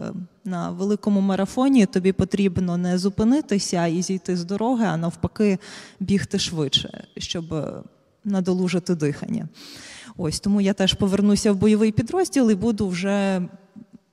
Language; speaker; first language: Ukrainian; native; Ukrainian